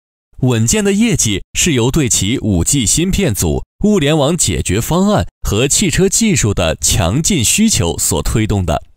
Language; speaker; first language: Chinese; native; Chinese